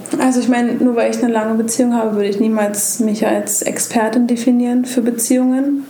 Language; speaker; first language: German; native; German